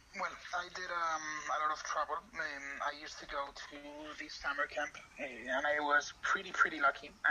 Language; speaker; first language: English; non-native, fluent; Spanish